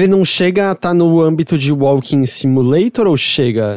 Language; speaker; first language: Portuguese; native; Portuguese